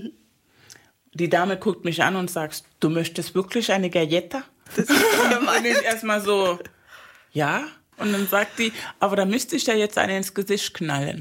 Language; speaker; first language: German; non-native, fluent; Spanish